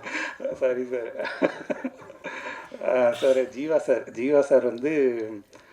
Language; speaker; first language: Tamil; native; Tamil